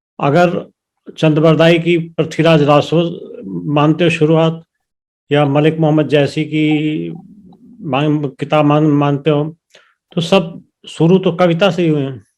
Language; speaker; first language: Hindi; native; Hindi